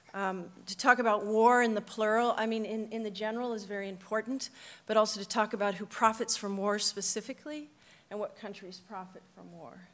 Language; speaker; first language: English; native; English